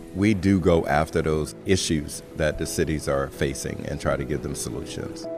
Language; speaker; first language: English; native; English